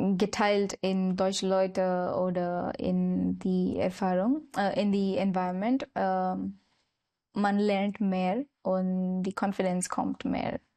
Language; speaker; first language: German; non-native, learner; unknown